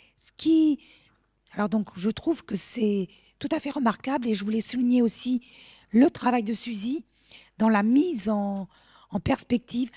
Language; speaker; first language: French; native; French